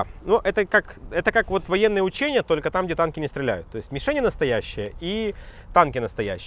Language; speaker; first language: Russian; native; Russian